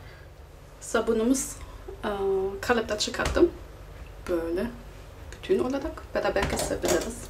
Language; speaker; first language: Turkish; non-native, fluent; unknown